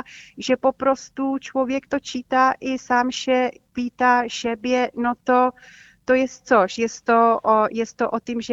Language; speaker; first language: Polish; non-native, fluent; Czech